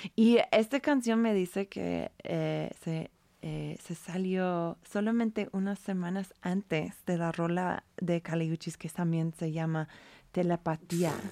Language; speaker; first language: Spanish; non-native, fluent; English